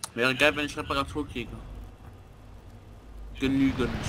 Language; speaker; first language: German; native; German